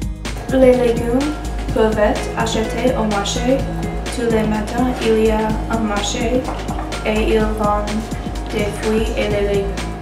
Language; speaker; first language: French; non-native, learner; English